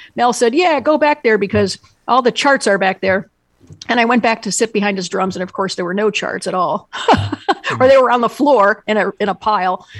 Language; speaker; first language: English; native; English